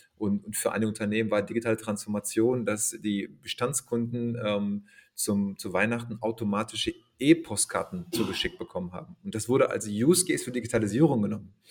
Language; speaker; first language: German; native; German